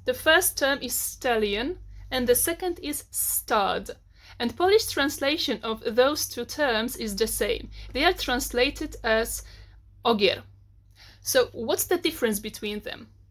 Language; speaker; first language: English; non-native, fluent; Polish